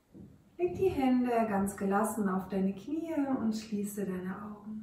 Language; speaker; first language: German; native; German